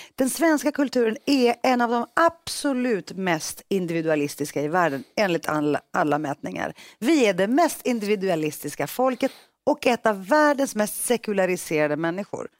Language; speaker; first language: Swedish; early bilingual, other home language; Greek